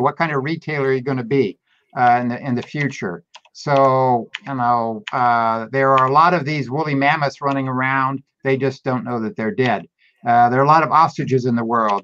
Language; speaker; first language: English; native; English